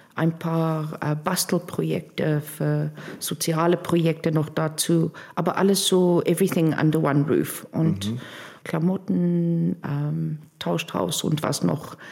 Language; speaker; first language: German; non-native, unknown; English